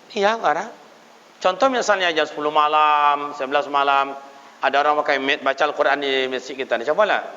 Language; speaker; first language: Malay; native; Malay